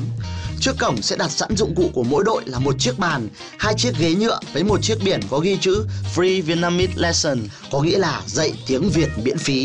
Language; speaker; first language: Vietnamese; native; Vietnamese